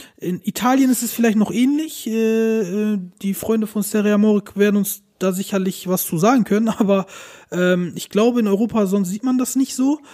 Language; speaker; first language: German; early bilingual, other home language; Turkish